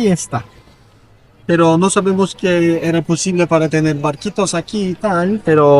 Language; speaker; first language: Spanish; non-native, learner; Turkish